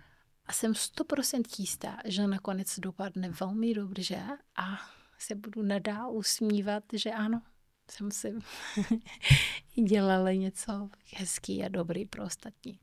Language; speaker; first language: Czech; non-native, fluent; Kabuverdianu